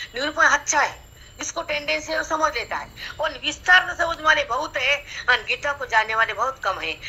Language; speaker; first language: Hindi; non-native, local second language; Marathi